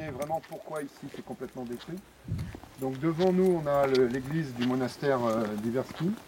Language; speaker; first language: French; native; French